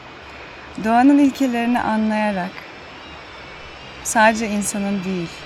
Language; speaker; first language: Turkish; native; Turkish